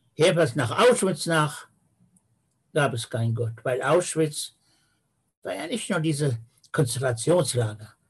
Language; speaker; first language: German; native; German